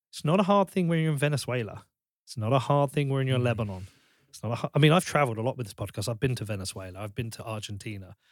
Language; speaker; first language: English; native; English